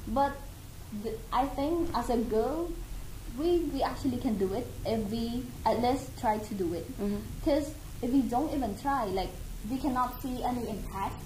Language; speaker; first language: English; non-native, fluent; Khmer